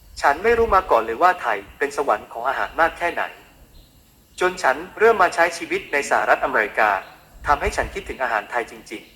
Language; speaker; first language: Thai; native; Thai